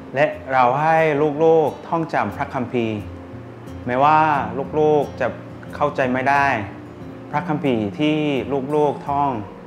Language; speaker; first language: Thai; non-native, fluent; Korean